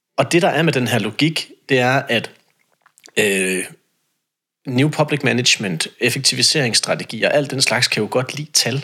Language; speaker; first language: Danish; native; Danish